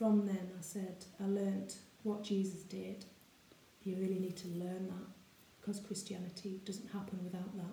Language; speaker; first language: English; native; English